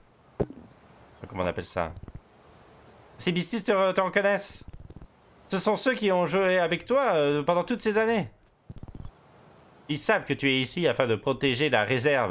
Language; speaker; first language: French; native; French